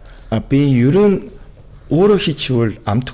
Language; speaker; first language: Mongolian; non-native, fluent; Korean